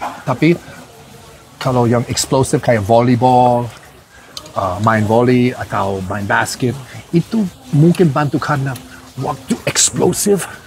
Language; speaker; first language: Indonesian; non-native, fluent; English